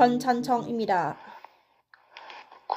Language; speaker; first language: Korean; non-native, learner; Thai